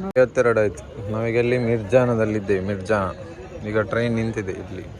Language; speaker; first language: Kannada; non-native, local second language; Tulu